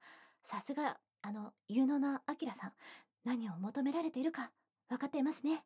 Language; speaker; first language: Japanese; native; Japanese